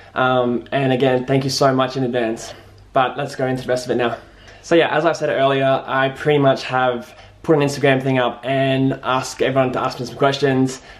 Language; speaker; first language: English; native; English